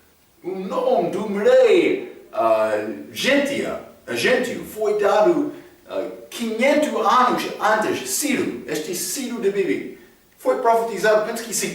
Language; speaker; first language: Portuguese; non-native, fluent; English